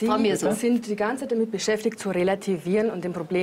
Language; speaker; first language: German; native; German